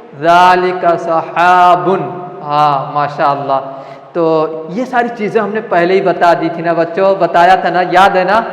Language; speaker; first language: Urdu; non-native, local second language; Malayalam